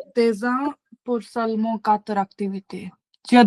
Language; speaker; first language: French; non-native, learner; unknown